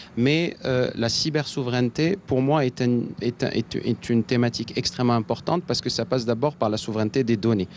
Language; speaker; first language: French; non-native, local second language; Arabic